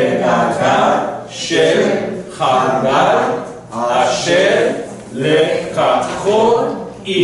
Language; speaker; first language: Hebrew; non-native, learner; English